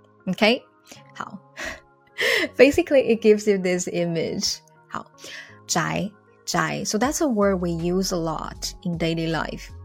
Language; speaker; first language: English; non-native, fluent; Chinese